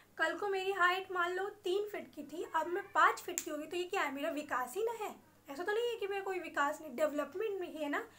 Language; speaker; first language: Hindi; native; Hindi